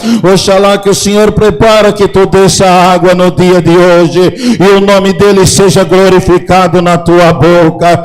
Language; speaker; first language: Portuguese; native; Portuguese